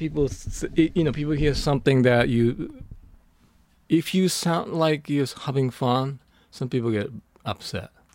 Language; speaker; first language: English; non-native, fluent; Japanese